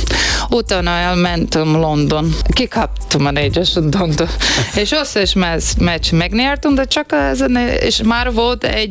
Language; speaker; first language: Hungarian; non-native, learner; Portuguese